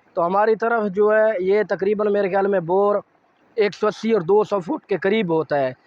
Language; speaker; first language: Urdu; non-native, local second language; Saraiki